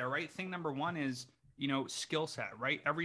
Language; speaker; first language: English; native; English